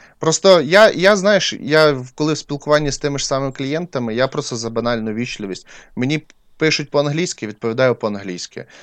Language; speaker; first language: Ukrainian; non-native, local second language; Russian